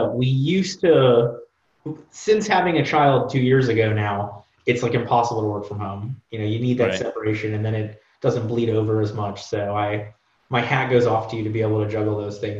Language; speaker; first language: English; native; English